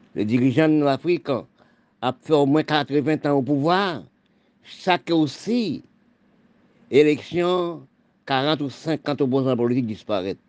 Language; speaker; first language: French; non-native, local second language; Haitian Creole